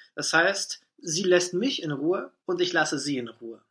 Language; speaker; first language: German; non-native, fluent; Russian